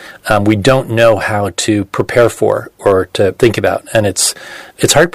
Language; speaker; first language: English; native; English